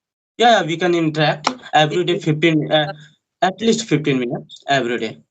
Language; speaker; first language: English; non-native, learner; Hindi